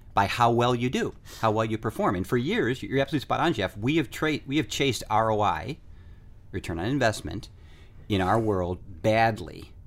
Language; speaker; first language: English; native; English